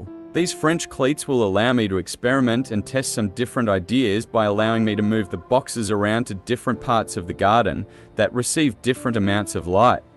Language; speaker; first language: English; native; English